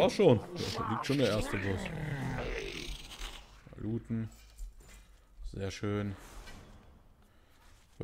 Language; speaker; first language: German; native; German